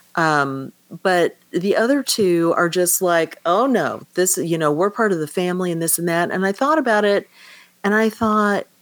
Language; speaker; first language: English; native; English